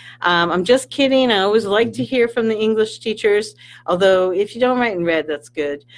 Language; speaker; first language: English; native; English